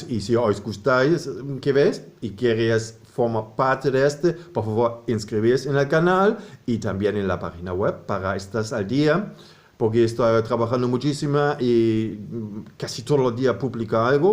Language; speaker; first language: Spanish; non-native, fluent; German